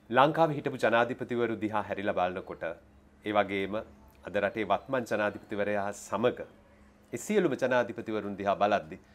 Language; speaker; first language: Sinhala; native; Sinhala